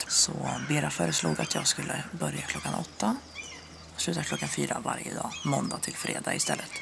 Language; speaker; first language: Swedish; native; Swedish